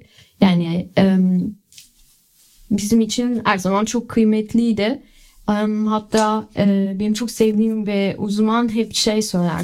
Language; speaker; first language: Turkish; early bilingual, other home language; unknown